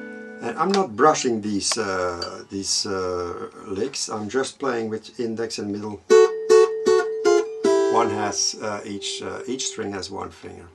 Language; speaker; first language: English; non-native, fluent; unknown